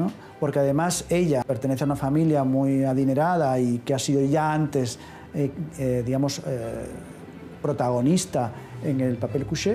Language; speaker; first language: Spanish; native; Spanish